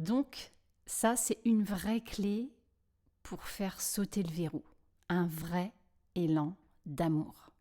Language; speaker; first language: French; native; French